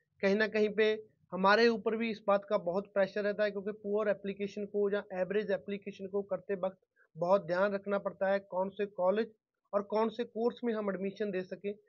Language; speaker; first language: Hindi; non-native, local second language; Punjabi